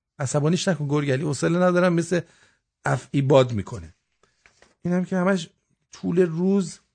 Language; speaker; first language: Persian; native; Persian